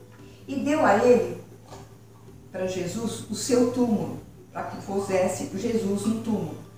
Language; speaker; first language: Portuguese; native; Portuguese